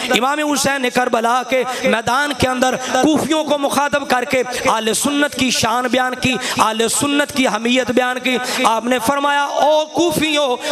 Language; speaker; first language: Urdu; non-native, local second language; Punjabi